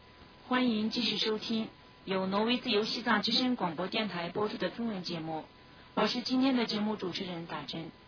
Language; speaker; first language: Chinese; native; Chinese